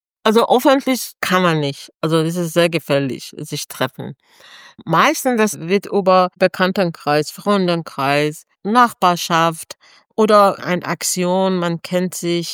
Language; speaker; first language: German; non-native, fluent; Persian